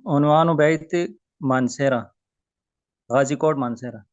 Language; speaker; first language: Arabic; non-native, learner; Urdu